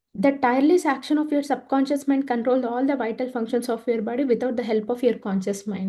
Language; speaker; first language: English; non-native, local second language; Telugu